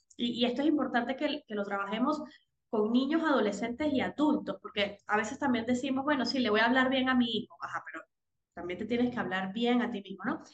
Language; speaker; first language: Spanish; native; Spanish